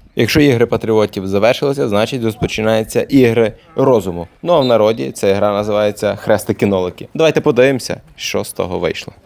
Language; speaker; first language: Ukrainian; native; Ukrainian